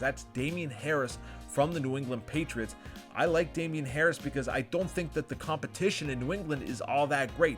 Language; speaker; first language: English; native; English